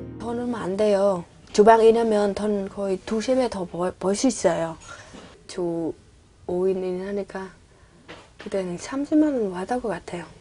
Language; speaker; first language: Korean; non-native, learner; Vietnamese